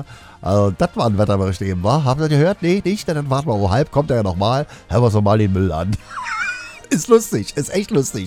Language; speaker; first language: German; native; German